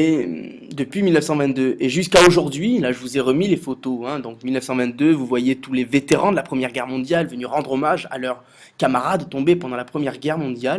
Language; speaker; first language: French; native; French